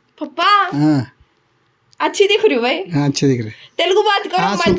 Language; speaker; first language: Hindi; native; Hindi